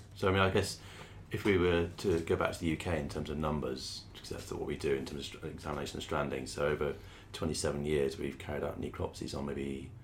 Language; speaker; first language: English; native; English